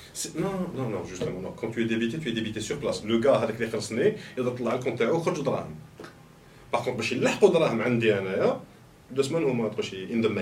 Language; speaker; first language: French; non-native, local second language; Arabic